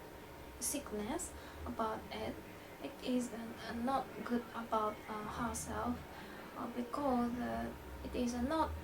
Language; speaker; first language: English; non-native, learner; Japanese